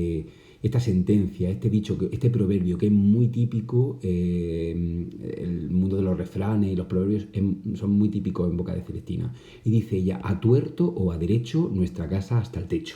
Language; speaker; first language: Spanish; native; Spanish